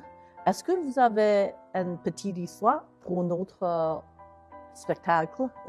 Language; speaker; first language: French; non-native, learner; Chinese